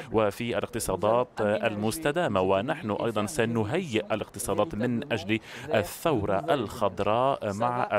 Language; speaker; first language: Arabic; non-native, fluent; French